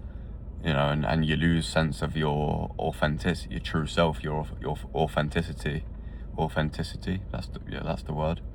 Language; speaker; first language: English; native; English